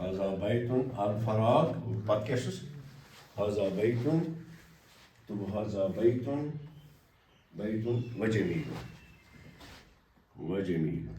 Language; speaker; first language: Arabic; non-native, fluent; Urdu